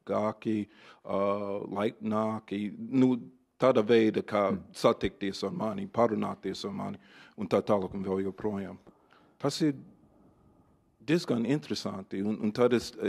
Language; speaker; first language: Latvian; non-native, fluent; English